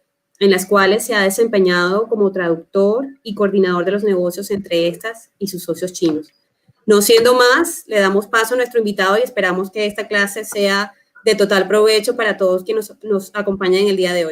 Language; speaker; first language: Spanish; native; Spanish